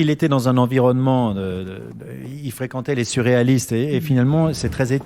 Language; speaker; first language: French; native; French